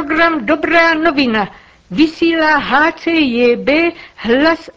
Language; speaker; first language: Czech; native; Czech